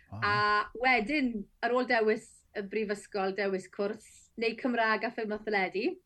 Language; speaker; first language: Welsh; native; Welsh